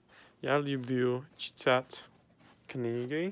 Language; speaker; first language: Russian; non-native, learner; English